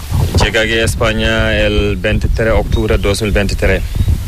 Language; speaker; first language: Spanish; non-native, learner; Fula